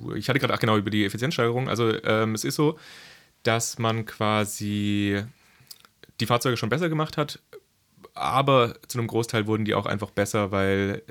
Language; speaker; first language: German; native; German